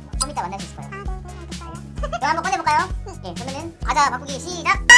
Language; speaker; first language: Korean; non-native, learner; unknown